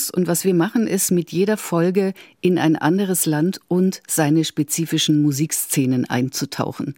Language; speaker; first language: German; native; German